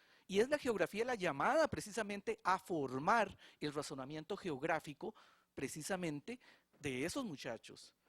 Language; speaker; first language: Spanish; native; Spanish